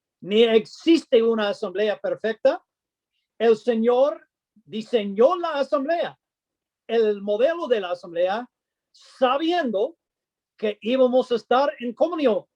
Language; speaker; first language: Spanish; non-native, fluent; English